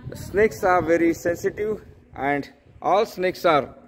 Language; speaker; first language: English; non-native, local second language; Marathi